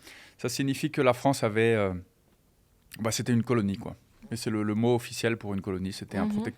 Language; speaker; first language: French; non-native, fluent; Portuguese